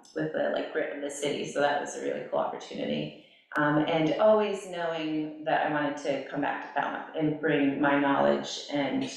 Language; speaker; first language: English; native; English